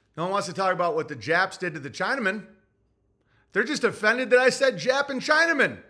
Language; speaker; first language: English; native; English